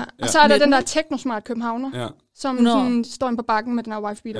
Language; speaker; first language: Danish; native; Danish